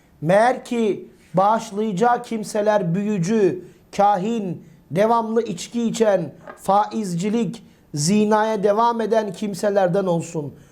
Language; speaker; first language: Turkish; native; Turkish